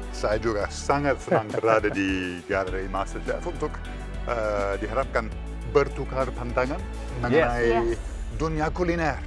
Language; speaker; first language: Indonesian; non-native, fluent; English